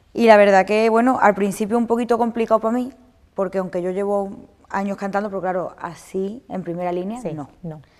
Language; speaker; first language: Spanish; native; Spanish